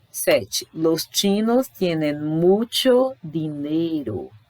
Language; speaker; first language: Spanish; non-native, fluent; Portuguese